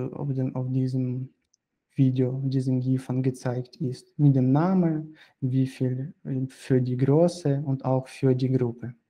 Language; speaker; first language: German; non-native, fluent; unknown